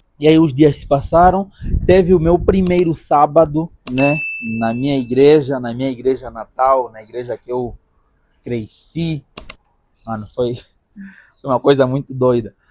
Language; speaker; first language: Portuguese; native; Portuguese